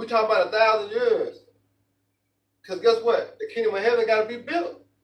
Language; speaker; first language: English; native; English